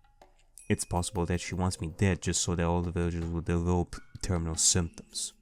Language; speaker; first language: English; native; English